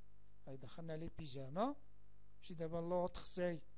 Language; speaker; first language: French; non-native, local second language; Arabic